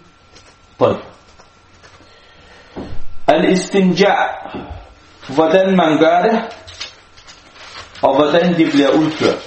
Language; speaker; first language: Danish; non-native, local second language; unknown